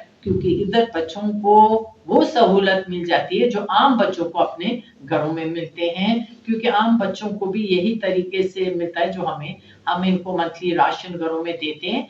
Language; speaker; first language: Urdu; non-native, local second language; Baluchi